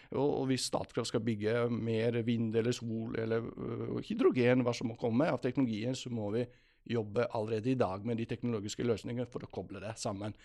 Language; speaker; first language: Norwegian; non-native, fluent; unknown